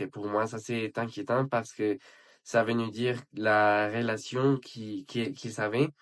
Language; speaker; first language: French; non-native, learner; Spanish